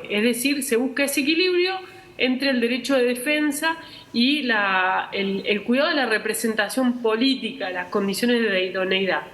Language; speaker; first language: Spanish; native; Spanish